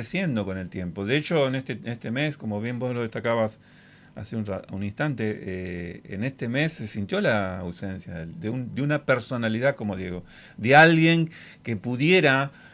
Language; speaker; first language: Spanish; native; Spanish